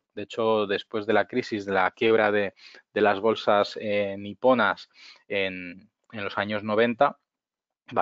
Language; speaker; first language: Spanish; native; Spanish